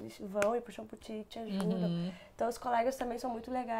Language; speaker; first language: Portuguese; non-native, local second language; Kabuverdianu